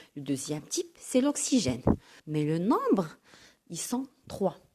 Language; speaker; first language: French; non-native, local second language; Arabic